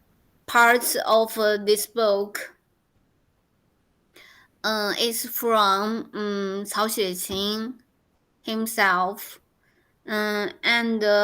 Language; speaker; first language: English; non-native, learner; Chinese